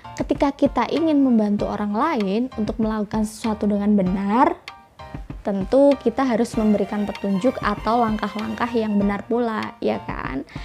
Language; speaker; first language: Indonesian; native; Indonesian